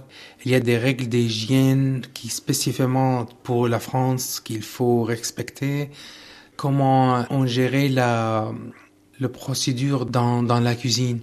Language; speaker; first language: French; non-native, learner; Arabic